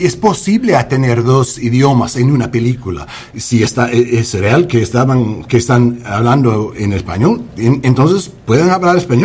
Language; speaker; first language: Spanish; non-native, learner; English